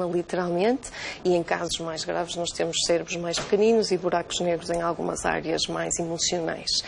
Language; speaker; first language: Portuguese; native; Portuguese